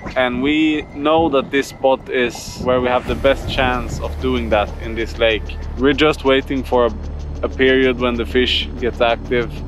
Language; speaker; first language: English; non-native, fluent; Swedish